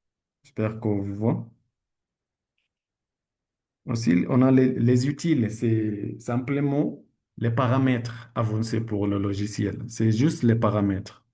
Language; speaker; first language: French; non-native, learner; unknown